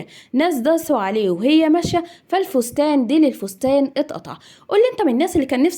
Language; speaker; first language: Arabic; native; Arabic